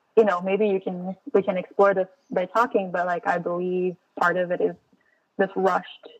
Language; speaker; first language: English; non-native, fluent; Portuguese